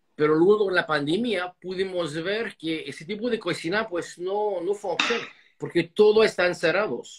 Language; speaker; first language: Spanish; non-native, fluent; English